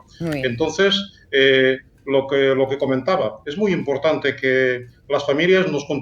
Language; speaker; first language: Spanish; native; Spanish